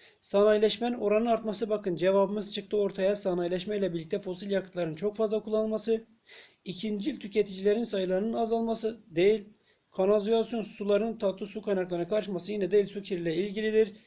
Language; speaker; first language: Turkish; native; Turkish